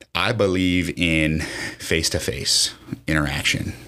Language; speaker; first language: English; native; English